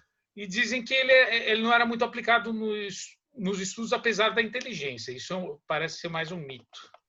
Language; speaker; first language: Portuguese; native; Portuguese